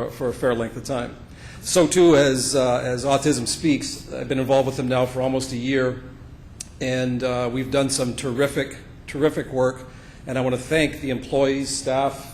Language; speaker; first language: English; native; English